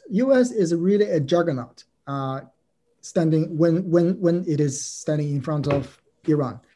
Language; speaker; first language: English; non-native, fluent; Chinese